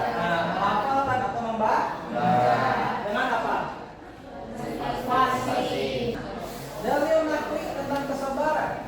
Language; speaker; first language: Indonesian; native; Indonesian